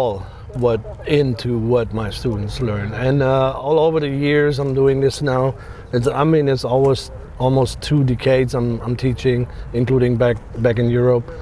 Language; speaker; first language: English; non-native, fluent; German